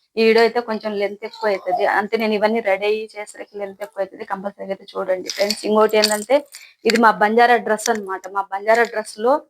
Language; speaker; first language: Telugu; non-native, local second language; Lambadi